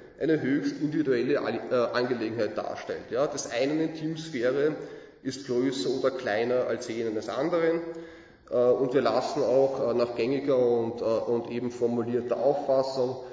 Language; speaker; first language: German; native; German